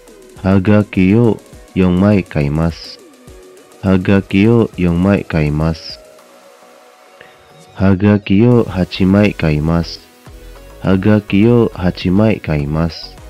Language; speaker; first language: Japanese; non-native, fluent; Indonesian